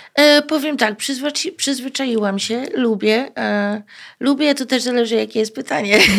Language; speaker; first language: Polish; early bilingual, heritage; Polish